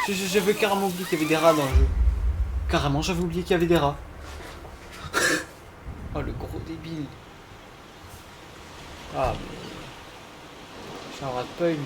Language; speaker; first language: French; native; French